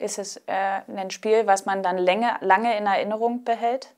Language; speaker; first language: German; native; German